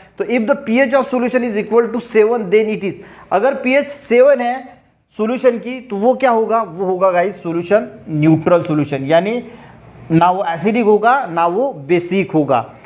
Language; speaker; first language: Hindi; non-native, local second language; Marathi